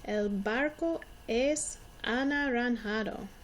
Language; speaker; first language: Spanish; non-native, learner; English